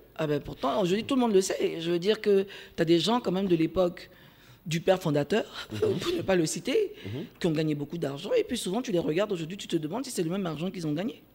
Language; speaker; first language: French; native; French